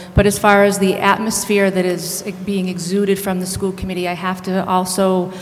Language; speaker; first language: English; native; English